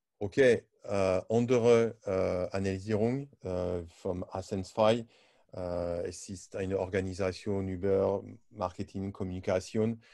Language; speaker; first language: German; non-native, learner; French